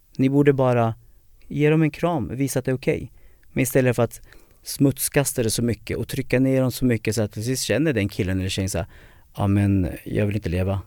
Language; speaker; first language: Swedish; early bilingual, other home language; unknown